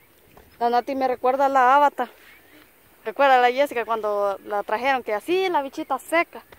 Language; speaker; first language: Spanish; native; Spanish